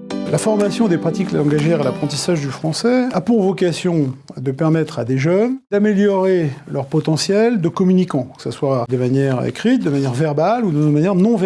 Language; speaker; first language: French; native; French